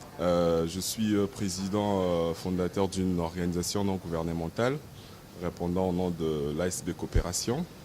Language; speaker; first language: French; non-native, local second language; Lingala